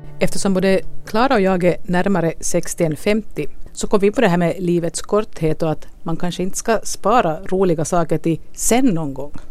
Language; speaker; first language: Swedish; native; Swedish